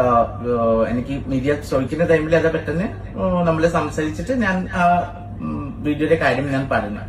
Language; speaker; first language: Malayalam; non-native, local second language; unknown